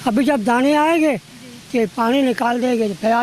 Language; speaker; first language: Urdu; non-native, local second language; Northern Hindko